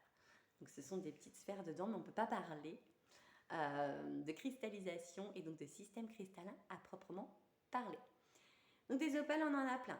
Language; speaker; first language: French; native; French